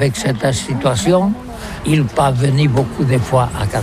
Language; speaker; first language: French; non-native, learner; Catalan